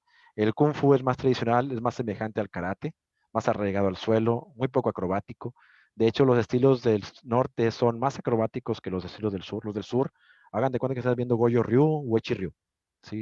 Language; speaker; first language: Spanish; native; Spanish